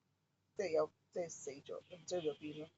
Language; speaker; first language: Chinese; native; Chinese